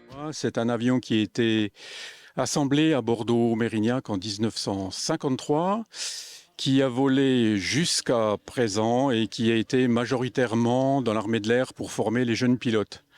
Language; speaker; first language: French; native; French